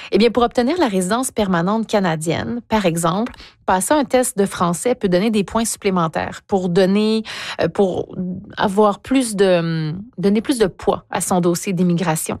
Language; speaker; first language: French; native; French